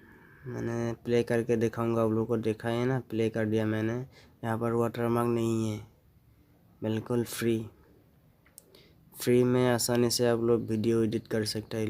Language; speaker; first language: Hindi; non-native, local second language; Assamese